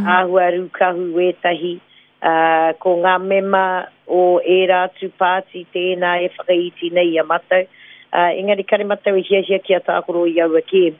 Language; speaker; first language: Māori; non-native, local second language; English